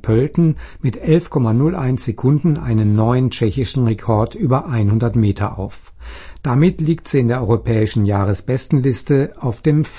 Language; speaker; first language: German; native; German